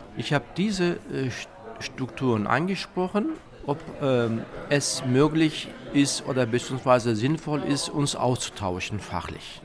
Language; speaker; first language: German; non-native, fluent; Turkish